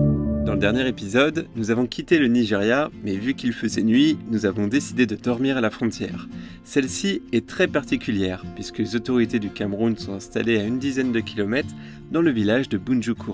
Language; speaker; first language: French; native; French